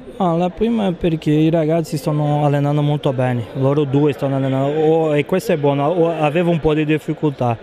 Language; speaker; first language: Italian; non-native, fluent; Portuguese